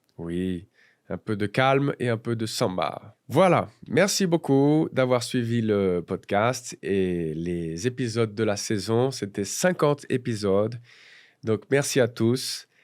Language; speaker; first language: French; native; French